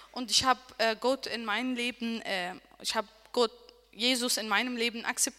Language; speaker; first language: German; non-native, learner; Arabic